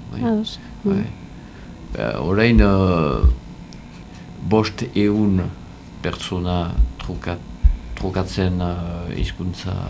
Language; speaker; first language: Basque; non-native, learner; French